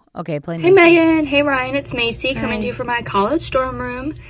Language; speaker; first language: English; native; English